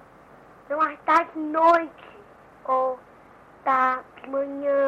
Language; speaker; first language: Portuguese; early bilingual, heritage; Portuguese